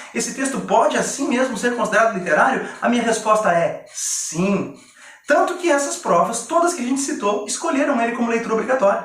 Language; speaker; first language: Portuguese; native; Portuguese